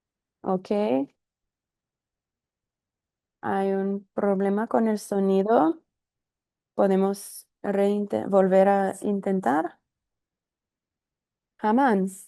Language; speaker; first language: Spanish; non-native, fluent; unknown